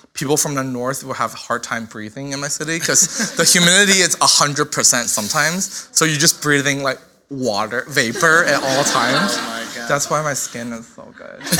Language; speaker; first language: English; non-native, fluent; Chinese